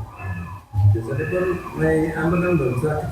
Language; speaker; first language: Indonesian; non-native, local second language; Javanese